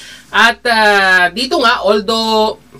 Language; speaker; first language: Filipino; native; Filipino